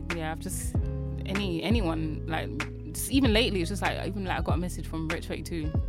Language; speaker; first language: English; early bilingual, other home language; Yoruba